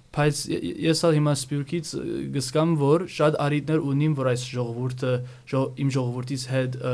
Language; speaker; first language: Armenian; early bilingual, heritage; Armenian